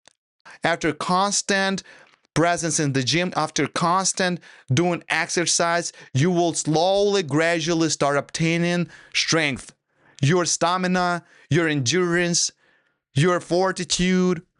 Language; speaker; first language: English; non-native, fluent; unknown